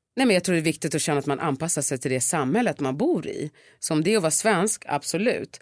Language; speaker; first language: Swedish; early bilingual, other home language; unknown